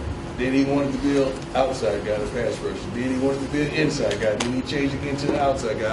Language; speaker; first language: English; native; English